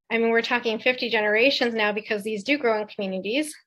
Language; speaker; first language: English; native; English